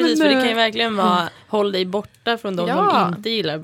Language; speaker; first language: Swedish; native; Swedish